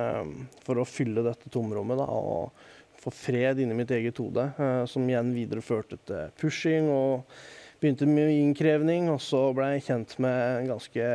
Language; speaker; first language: Norwegian; native; Norwegian